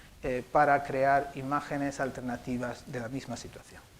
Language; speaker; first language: Spanish; native; Spanish